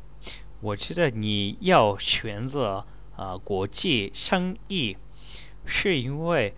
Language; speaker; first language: Chinese; non-native, learner; Japanese